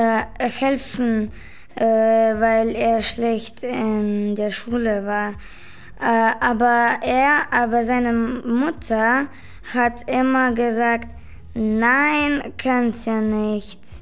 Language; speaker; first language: German; non-native, local second language; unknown